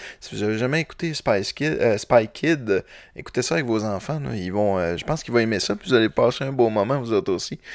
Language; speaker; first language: French; native; French